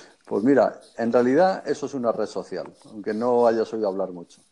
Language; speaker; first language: Spanish; native; Spanish